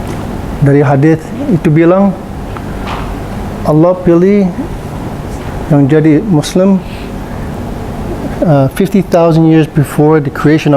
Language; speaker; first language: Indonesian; non-native, learner; English